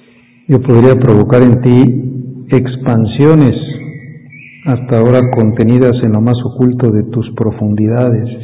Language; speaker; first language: Spanish; native; Spanish